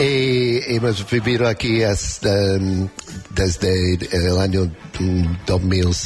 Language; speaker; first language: Spanish; non-native, learner; English